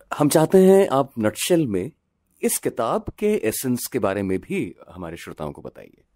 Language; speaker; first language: Hindi; native; Hindi